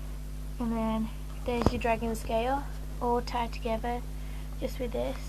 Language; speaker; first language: English; native; English